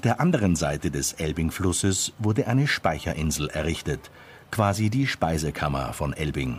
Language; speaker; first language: German; native; German